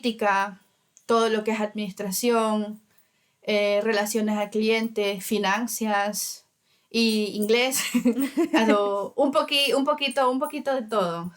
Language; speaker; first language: Spanish; early bilingual, heritage; Spanish